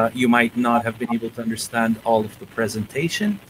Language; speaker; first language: English; non-native, fluent; Turkish